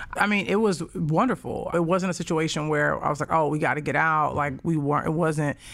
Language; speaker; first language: English; native; English